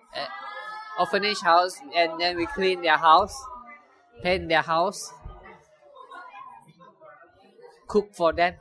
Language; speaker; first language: English; non-native, fluent; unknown